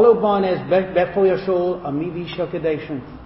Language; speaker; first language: Hungarian; non-native, fluent; English